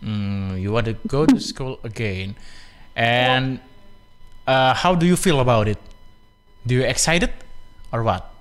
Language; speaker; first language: English; non-native, fluent; Indonesian